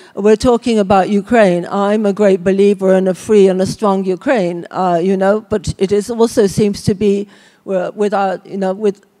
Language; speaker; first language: English; native; English